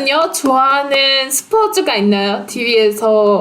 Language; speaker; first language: Korean; non-native, fluent; Turkish